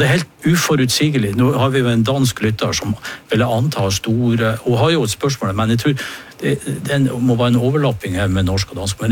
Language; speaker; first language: Norwegian; native; Norwegian